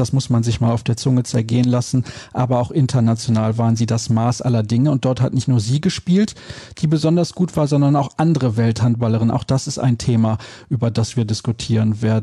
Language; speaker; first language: German; native; German